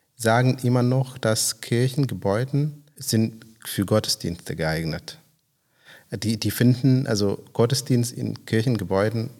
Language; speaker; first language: German; non-native, fluent; Swahili